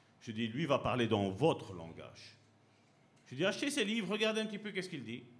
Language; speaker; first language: French; native; French